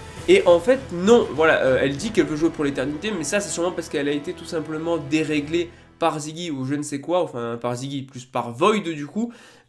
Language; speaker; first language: French; native; French